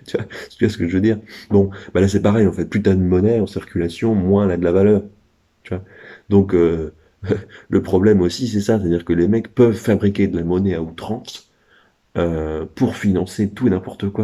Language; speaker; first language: French; native; French